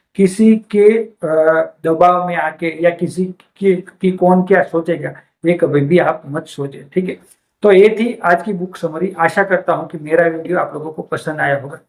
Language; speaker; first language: Hindi; non-native, local second language; Gujarati